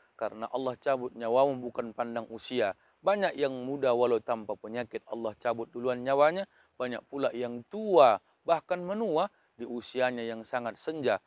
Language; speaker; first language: Malay; native; Malay